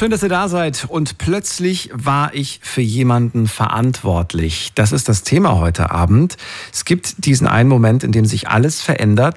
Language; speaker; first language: German; native; German